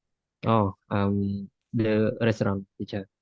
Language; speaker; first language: English; non-native, learner; Khmer